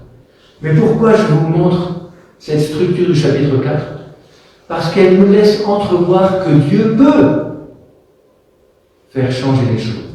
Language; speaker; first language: French; native; French